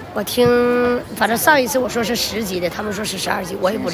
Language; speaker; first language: Chinese; native; Chinese